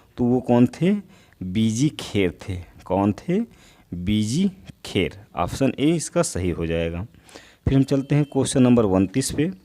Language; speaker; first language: Hindi; native; Hindi